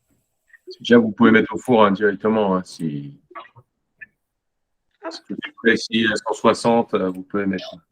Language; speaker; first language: French; native; French